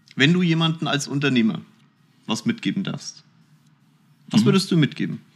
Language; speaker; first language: German; early bilingual, other home language; Turkish